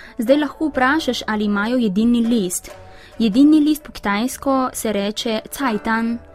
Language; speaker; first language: Slovenian; non-native, fluent; Chinese